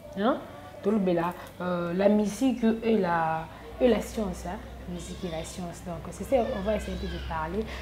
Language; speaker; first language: French; non-native, local second language; Lingala